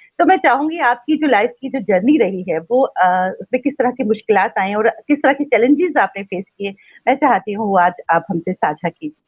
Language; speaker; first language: Hindi; native; Hindi